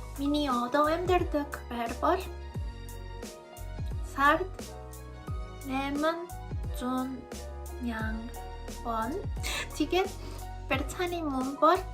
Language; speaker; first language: Mongolian; non-native, fluent; Spanish